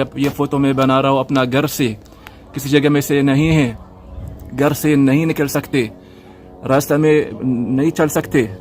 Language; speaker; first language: Urdu; non-native, learner; Arabic